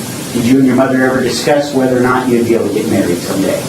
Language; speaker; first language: English; native; English